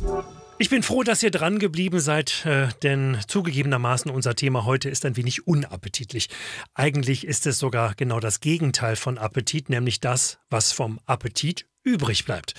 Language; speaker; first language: German; native; German